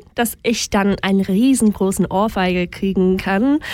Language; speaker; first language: German; non-native, fluent; English